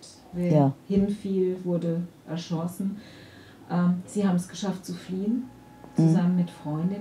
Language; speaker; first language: German; native; German